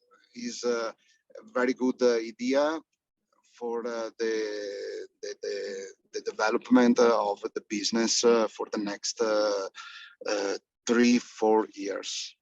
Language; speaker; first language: English; non-native, fluent; Italian